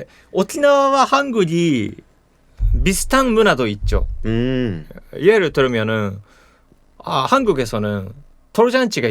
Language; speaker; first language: Korean; non-native, fluent; Japanese